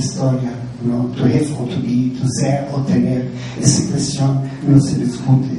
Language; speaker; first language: Spanish; non-native, fluent; German